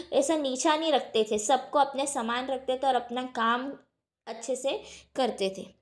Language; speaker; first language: Hindi; non-native, local second language; Gujarati